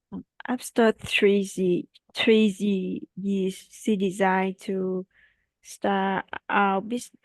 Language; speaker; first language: English; non-native, learner; Vietnamese